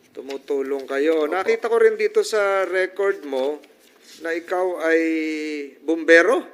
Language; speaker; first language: Filipino; native; Filipino